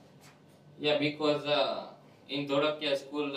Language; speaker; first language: English; non-native, learner; Gujarati